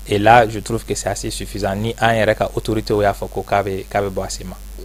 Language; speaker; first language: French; non-native, local second language; Bambara